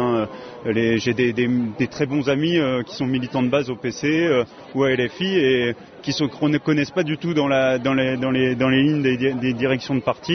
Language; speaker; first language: French; native; French